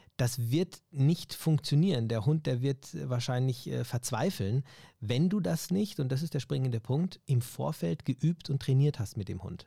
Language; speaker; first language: German; native; German